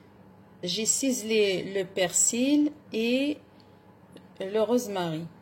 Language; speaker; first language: French; non-native, local second language; Arabic